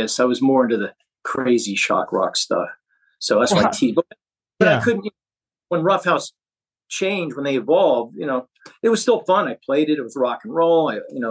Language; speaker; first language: English; native; English